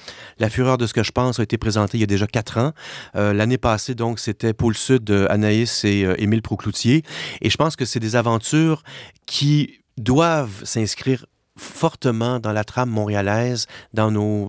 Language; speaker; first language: French; native; French